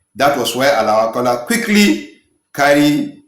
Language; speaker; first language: English; non-native, local second language; Yoruba